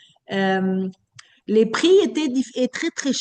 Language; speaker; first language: French; non-native, fluent; Spanish